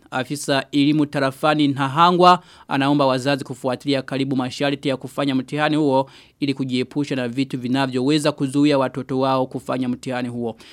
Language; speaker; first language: Swahili; non-native, local second language; Rundi